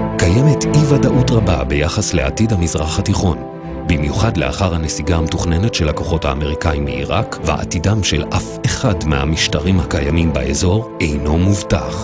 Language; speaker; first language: Hebrew; native; Hebrew